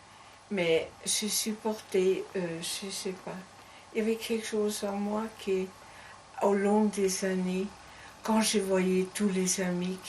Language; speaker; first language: French; non-native, learner; German